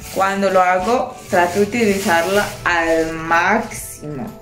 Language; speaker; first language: Spanish; native; Spanish